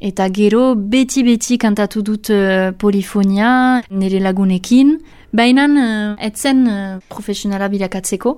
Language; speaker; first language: Basque; non-native, local second language; French